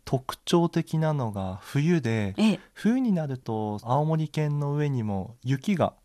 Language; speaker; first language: Japanese; native; Japanese